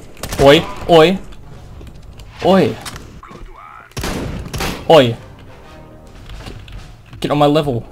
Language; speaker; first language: English; native; English